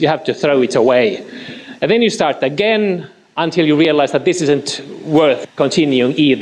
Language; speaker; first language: English; non-native, fluent; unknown